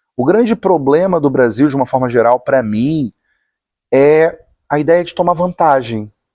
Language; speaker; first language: Portuguese; native; Portuguese